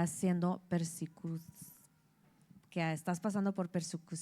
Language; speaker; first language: Spanish; early bilingual, heritage; English